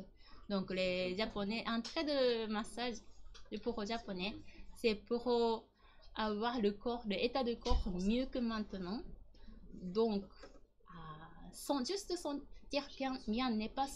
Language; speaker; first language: French; non-native, learner; Japanese